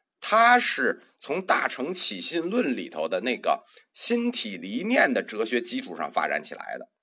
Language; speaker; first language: Chinese; native; Chinese